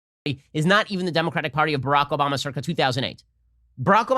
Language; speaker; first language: English; native; English